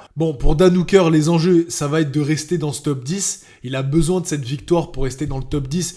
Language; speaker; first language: French; native; French